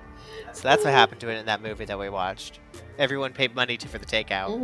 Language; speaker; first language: English; native; English